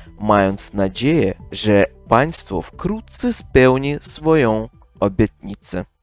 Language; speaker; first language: Polish; non-native, learner; Russian